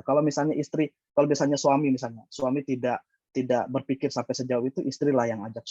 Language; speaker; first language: Indonesian; native; Indonesian